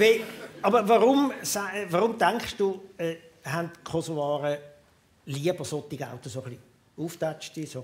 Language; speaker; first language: German; native; German